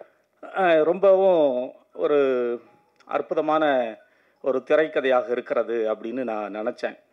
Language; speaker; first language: Tamil; native; Tamil